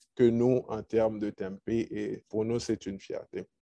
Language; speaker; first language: French; native; French